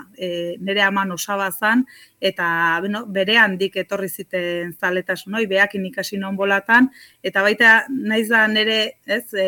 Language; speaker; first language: Basque; native; Basque